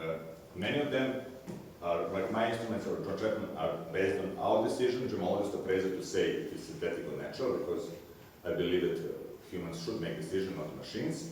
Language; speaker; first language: English; non-native, fluent; Serbian